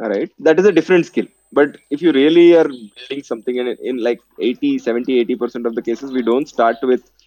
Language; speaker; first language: English; non-native, local second language; Telugu